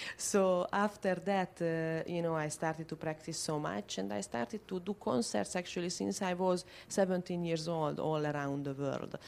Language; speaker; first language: English; non-native, fluent; Hungarian